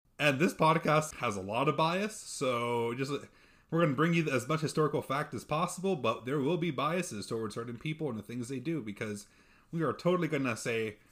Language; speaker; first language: English; native; English